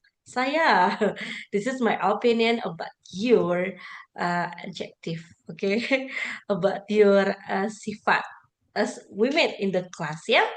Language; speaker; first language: English; non-native, learner; Indonesian